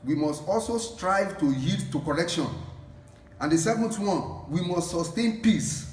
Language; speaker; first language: English; non-native, local second language; Yoruba